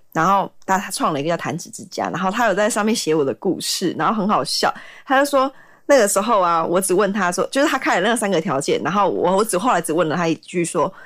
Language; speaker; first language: Chinese; native; Chinese